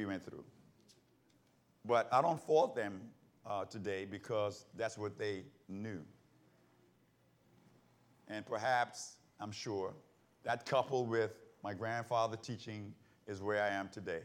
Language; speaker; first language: English; native; English